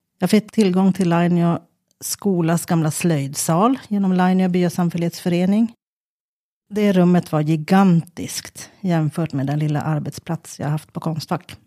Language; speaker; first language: Swedish; native; Swedish